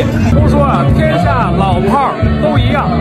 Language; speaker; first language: Chinese; native; Chinese